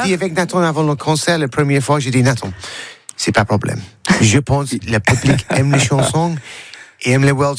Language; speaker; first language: French; non-native, learner; English